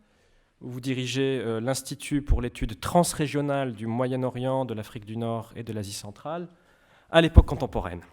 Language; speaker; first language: French; native; French